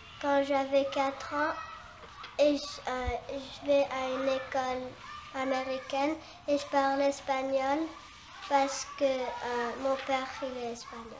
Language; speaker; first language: French; early bilingual, other home language; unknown